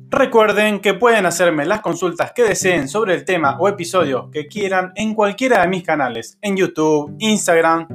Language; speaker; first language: Spanish; native; Spanish